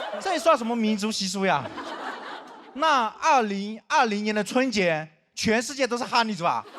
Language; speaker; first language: Chinese; non-native, local second language; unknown